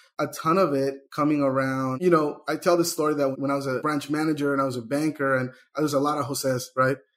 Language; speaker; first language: English; early bilingual, other home language; Spanish